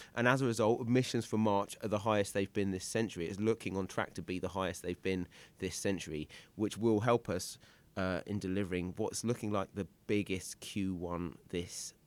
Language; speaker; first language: English; native; English